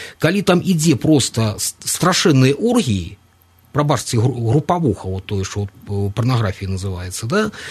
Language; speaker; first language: Belarusian; non-native, local second language; Russian